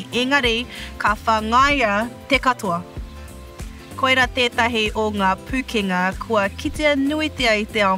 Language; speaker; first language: Māori; non-native, local second language; English